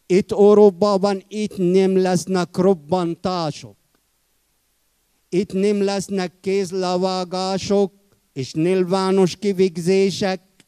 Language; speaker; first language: Hungarian; non-native, fluent; Arabic